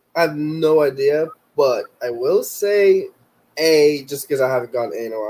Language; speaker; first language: English; non-native, fluent; Spanish